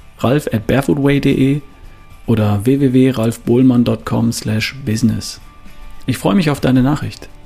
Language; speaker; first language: German; native; German